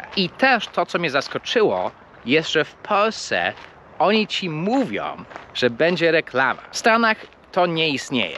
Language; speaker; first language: Polish; non-native, fluent; English